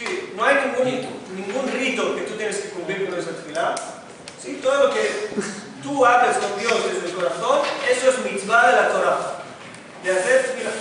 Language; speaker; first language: Spanish; non-native, fluent; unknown